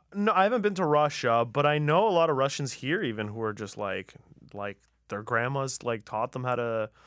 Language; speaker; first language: English; early bilingual, other home language; Persian